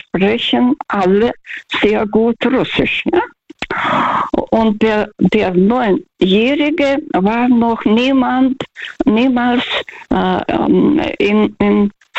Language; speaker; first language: German; non-native, fluent; Russian